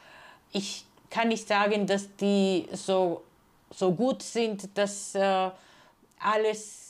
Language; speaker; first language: German; non-native, fluent; Georgian